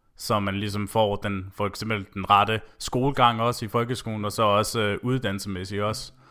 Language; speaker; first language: Danish; native; Danish